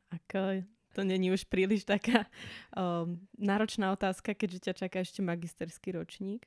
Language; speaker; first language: Slovak; native; Slovak